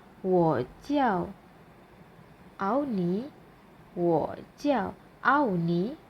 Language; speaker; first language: Chinese; non-native, fluent; Malay